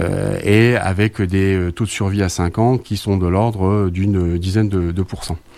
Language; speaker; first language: French; native; French